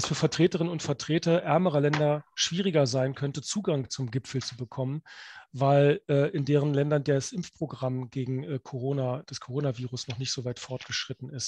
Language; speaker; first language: German; native; German